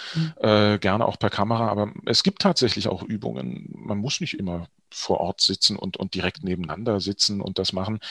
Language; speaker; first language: German; native; German